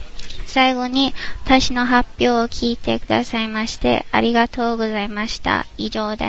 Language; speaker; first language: Japanese; non-native, learner; English